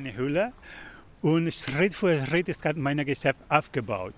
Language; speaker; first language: German; non-native, learner; Spanish